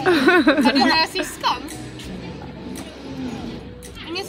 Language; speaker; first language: Swedish; early bilingual, other home language; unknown